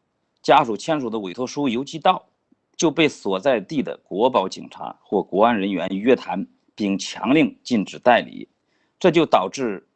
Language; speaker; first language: Chinese; native; Chinese